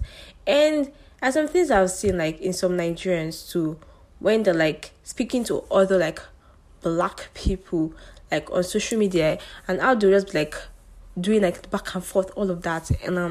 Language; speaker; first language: English; non-native, local second language; Yoruba